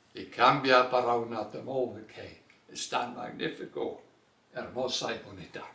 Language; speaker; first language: Spanish; non-native, learner; Swedish